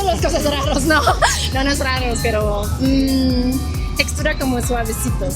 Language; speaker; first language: Spanish; non-native, learner; Chinese